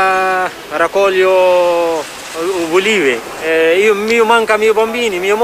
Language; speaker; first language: Italian; non-native, learner; Persian